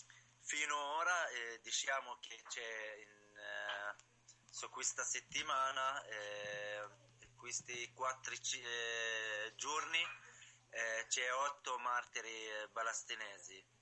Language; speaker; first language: Italian; non-native, learner; Arabic